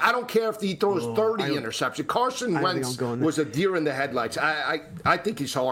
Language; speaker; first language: English; native; English